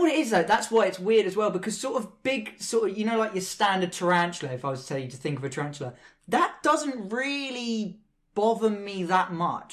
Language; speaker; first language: English; native; English